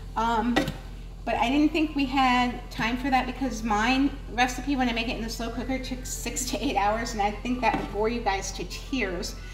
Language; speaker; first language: English; native; English